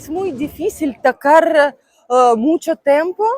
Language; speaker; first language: Spanish; non-native, learner; Russian